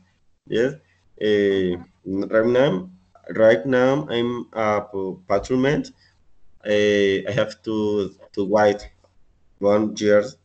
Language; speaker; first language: English; non-native, learner; Spanish